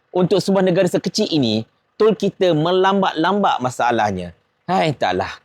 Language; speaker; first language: Malay; native; Malay